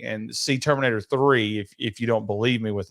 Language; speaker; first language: English; native; English